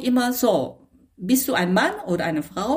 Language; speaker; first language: German; non-native, fluent; Chinese